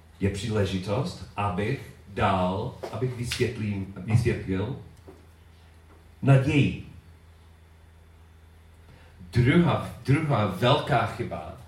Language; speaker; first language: Czech; non-native, learner; English